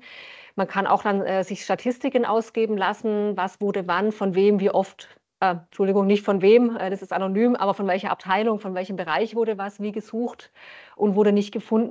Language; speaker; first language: German; native; German